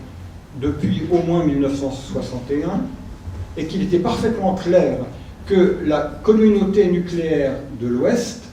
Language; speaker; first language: French; native; French